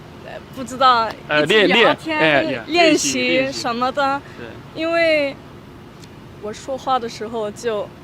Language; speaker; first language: Chinese; non-native, fluent; German